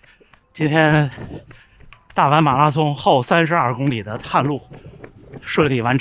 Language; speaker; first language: Chinese; native; Chinese